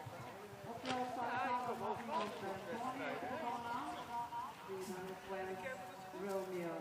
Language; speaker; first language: Swedish; native; Swedish